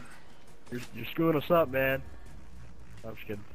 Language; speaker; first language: English; native; English